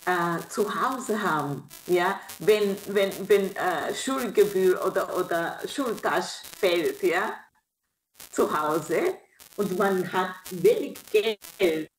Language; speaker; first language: German; non-native, fluent; Kinyarwanda